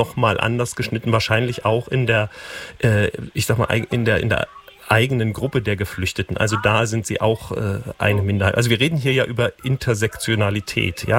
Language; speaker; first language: German; native; German